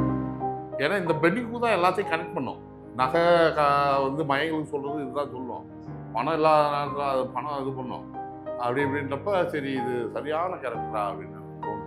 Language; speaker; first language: Tamil; native; Tamil